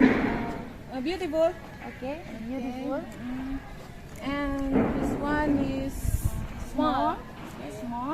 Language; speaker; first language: English; non-native, learner; Indonesian